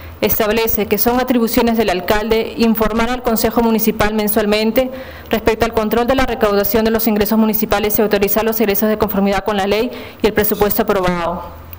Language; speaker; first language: Spanish; native; Spanish